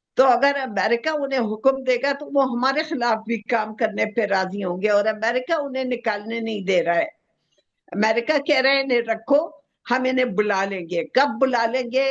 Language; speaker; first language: Urdu; native; Urdu